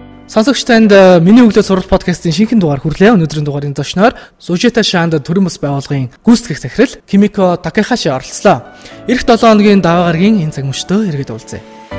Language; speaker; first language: Mongolian; native; Mongolian